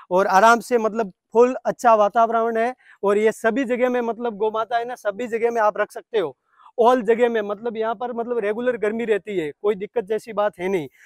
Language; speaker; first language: Hindi; native; Hindi